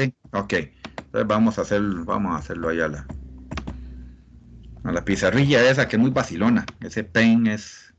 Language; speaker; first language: Spanish; native; Spanish